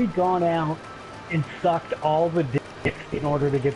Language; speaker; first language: English; native; English